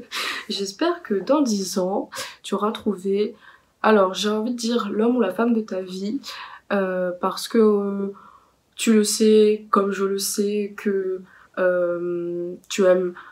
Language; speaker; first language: French; native; French